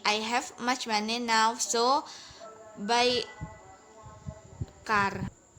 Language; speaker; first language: English; non-native, learner; Indonesian